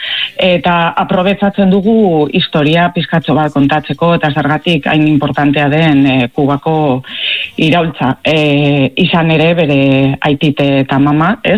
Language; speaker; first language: Basque; native; Basque